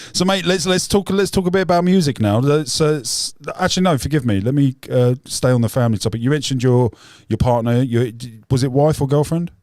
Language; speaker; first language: English; native; English